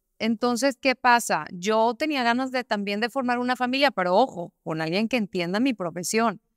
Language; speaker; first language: Spanish; native; Spanish